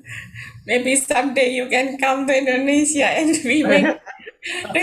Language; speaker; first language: English; non-native, learner; Indonesian